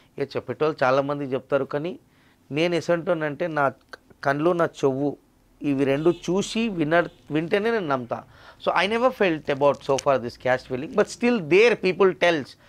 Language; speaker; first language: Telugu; non-native, local second language; Urdu